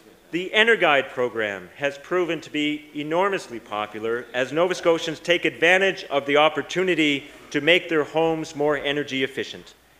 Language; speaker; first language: English; native; English